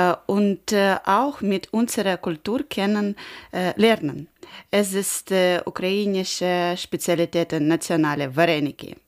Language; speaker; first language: German; non-native, learner; Ukrainian